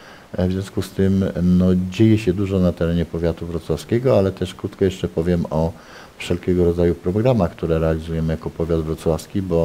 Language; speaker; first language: Polish; native; Polish